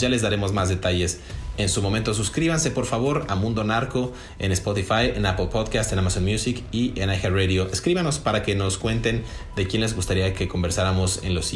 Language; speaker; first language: Spanish; native; Spanish